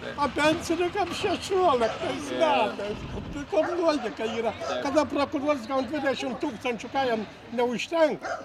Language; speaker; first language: Lithuanian; native; Lithuanian